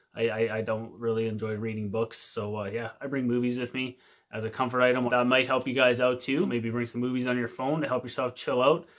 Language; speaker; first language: English; native; English